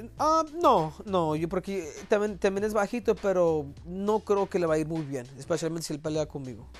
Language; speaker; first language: Spanish; early bilingual, heritage; Spanish